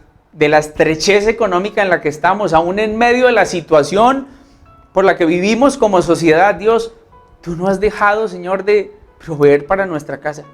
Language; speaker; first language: Spanish; native; Spanish